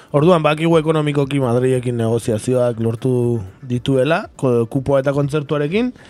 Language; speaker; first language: Basque; native; Basque